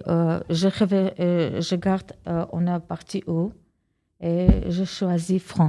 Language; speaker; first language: French; non-native, learner; Armenian